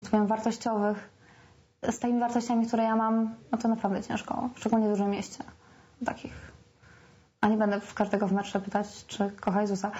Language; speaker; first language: Polish; native; Polish